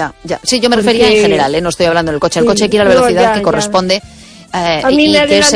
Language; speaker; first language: Spanish; native; Spanish